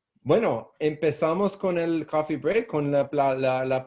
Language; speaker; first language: Spanish; non-native, fluent; English